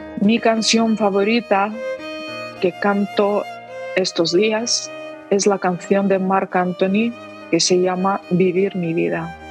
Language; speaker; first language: Spanish; non-native, fluent; Ukrainian